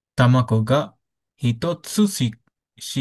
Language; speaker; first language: Japanese; non-native, learner; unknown